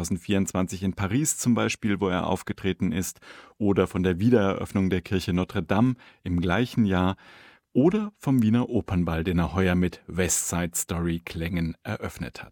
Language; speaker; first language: German; native; German